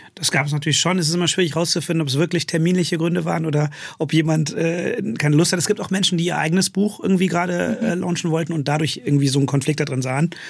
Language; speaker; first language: German; native; German